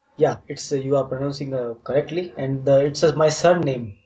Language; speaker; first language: English; non-native, local second language; Hindi